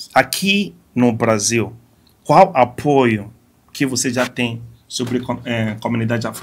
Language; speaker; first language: Portuguese; non-native, fluent; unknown